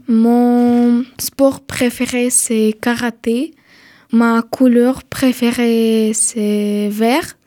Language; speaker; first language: French; non-native, learner; Ukrainian